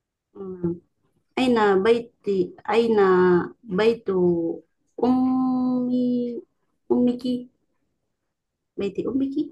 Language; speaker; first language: Arabic; non-native, learner; Indonesian